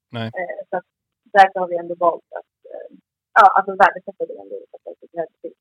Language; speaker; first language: Swedish; native; Swedish